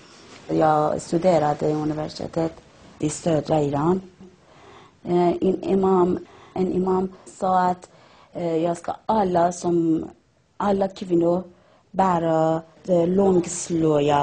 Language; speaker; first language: Swedish; non-native, learner; Persian